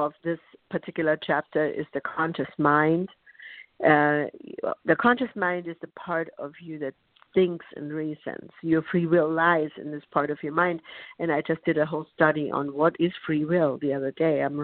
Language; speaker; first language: English; non-native, fluent; German